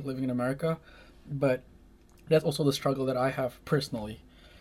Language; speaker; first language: English; non-native, local second language; Malay